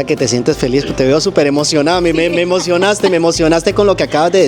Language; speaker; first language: Spanish; native; Spanish